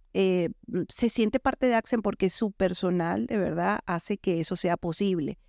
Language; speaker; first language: Spanish; native; Spanish